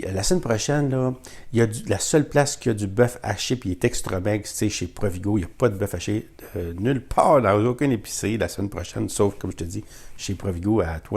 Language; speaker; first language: French; native; French